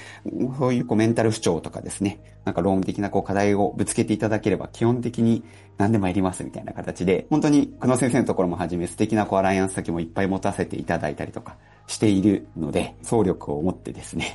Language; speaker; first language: Japanese; native; Japanese